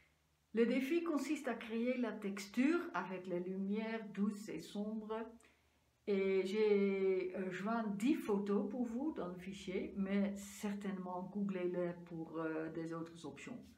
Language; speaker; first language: French; non-native, fluent; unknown